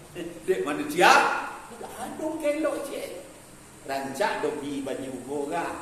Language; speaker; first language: Malay; non-native, local second language; Minangkabau